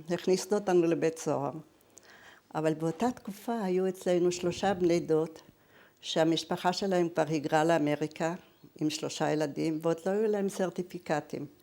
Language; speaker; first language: Hebrew; early bilingual, other home language; German